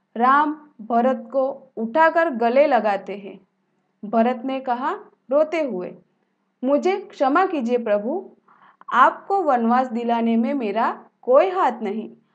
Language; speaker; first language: Hindi; non-native, local second language; Gujarati